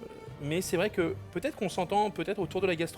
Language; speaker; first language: French; native; French